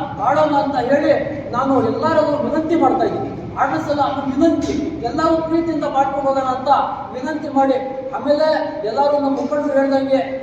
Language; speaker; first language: Kannada; native; Kannada